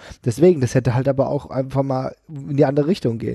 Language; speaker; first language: German; native; German